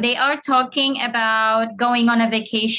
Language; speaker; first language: English; non-native, fluent; Indonesian